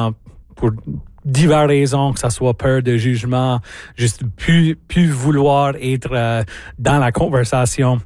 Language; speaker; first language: French; native; French